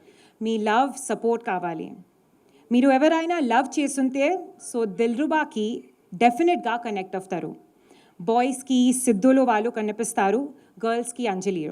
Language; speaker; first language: Telugu; non-native, learner; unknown